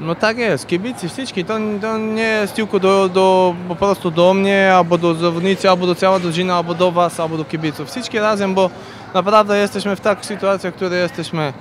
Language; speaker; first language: Polish; non-native, learner; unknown